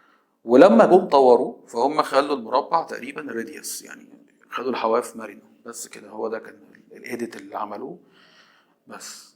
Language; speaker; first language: Arabic; native; Arabic